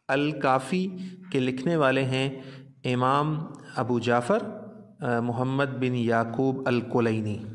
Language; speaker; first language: Urdu; non-native, local second language; Punjabi